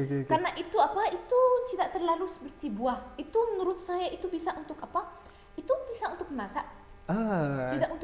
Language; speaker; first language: Indonesian; non-native, learner; Arabic